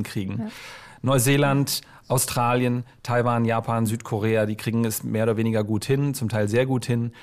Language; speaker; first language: German; native; German